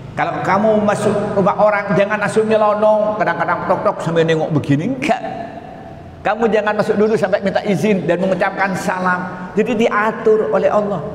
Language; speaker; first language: Indonesian; non-native, local second language; Madurese